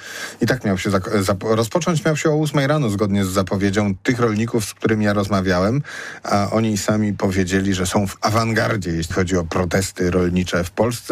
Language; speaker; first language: Polish; native; Polish